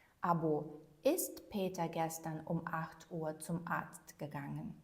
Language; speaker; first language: German; non-native, fluent; Ukrainian